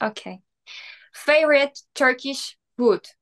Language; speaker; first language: English; non-native, learner; Turkish